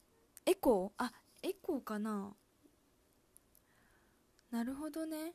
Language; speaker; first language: Japanese; native; Japanese